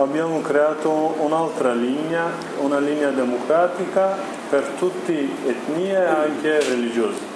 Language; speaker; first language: Italian; non-native, learner; Kurdish